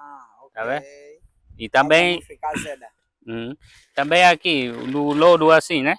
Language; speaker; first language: Portuguese; non-native, learner; Vietnamese